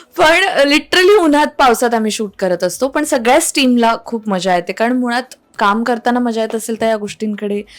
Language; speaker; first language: Marathi; native; Marathi